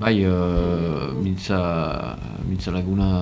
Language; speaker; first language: Basque; non-native, learner; French